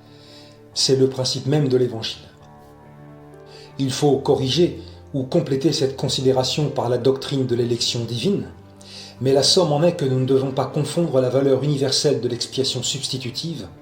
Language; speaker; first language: French; native; French